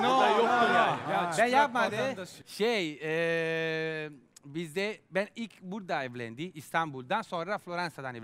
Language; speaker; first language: Turkish; non-native, fluent; Italian